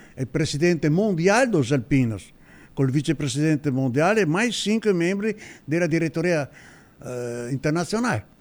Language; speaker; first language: Portuguese; non-native, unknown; Italian